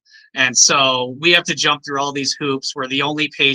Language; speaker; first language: English; native; English